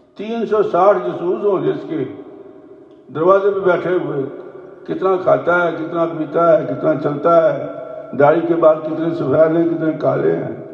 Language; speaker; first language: Urdu; non-native, local second language; Punjabi